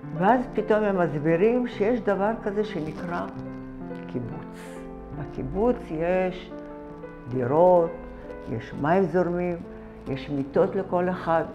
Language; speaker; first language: Hebrew; early bilingual, other home language; Arabic